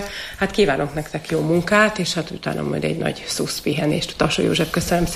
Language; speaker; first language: Hungarian; native; Hungarian